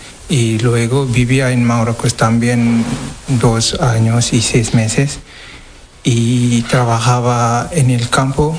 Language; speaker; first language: Spanish; non-native, learner; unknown